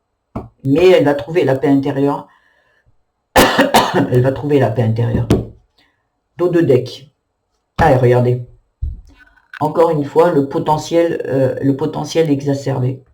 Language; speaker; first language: French; native; French